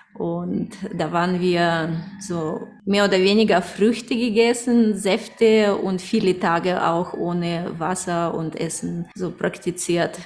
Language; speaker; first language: German; non-native, fluent; Russian